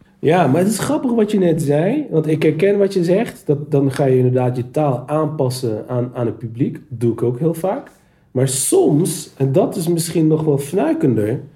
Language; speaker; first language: Dutch; early bilingual, other home language; Turkish